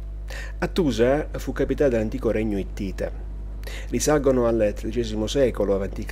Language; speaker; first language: Italian; native; Italian